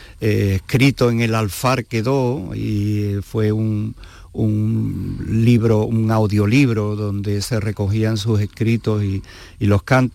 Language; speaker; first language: Spanish; native; Spanish